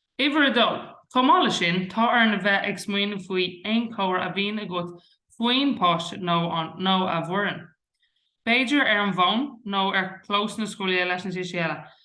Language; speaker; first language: Irish; non-native, local second language; English